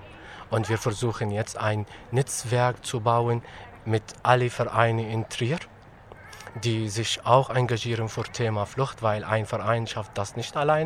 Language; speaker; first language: German; non-native, fluent; Arabic